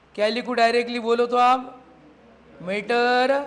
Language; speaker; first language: Hindi; non-native, local second language; Marathi